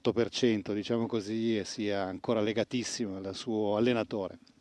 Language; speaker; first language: Italian; native; Italian